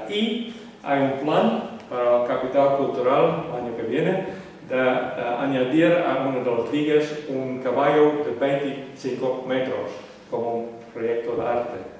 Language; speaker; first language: Spanish; non-native, learner; Western Frisian